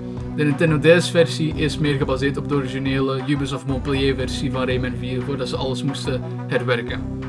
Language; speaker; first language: Dutch; native; Dutch